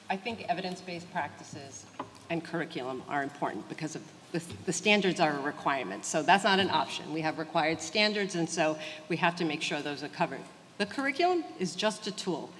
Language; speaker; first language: English; early bilingual, other home language; Portuguese